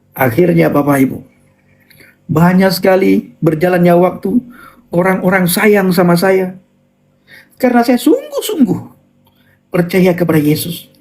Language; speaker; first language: Indonesian; non-native, local second language; Achinese